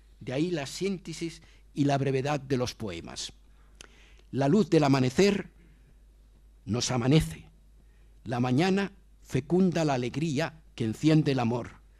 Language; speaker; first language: Spanish; native; Spanish